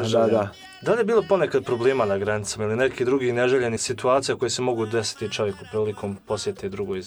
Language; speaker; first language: Serbian; native; Serbian